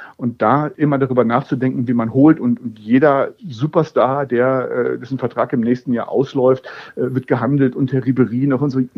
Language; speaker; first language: German; native; German